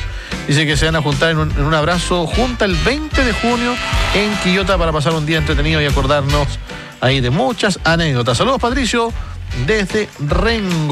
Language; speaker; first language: Spanish; native; Spanish